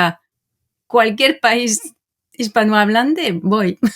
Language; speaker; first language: Spanish; non-native, fluent; French